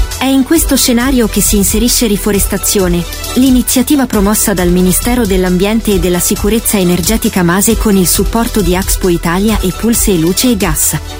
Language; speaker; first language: Italian; native; Italian